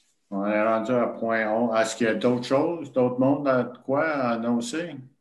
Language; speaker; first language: French; native; French